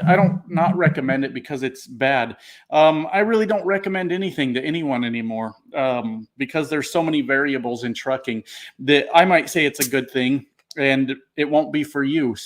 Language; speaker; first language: English; native; English